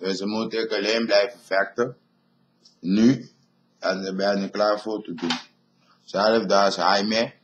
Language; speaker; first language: Dutch; non-native, local second language; Papiamento